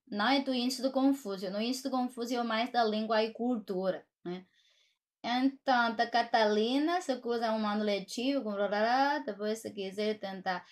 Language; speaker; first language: Portuguese; non-native, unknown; Chinese